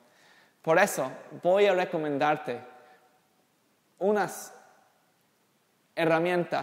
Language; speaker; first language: Spanish; non-native, fluent; English